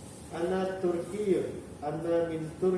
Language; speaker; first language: Arabic; non-native, learner; Indonesian